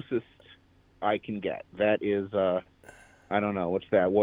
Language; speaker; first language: English; native; English